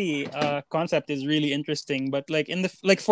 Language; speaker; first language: English; non-native, local second language; Cebuano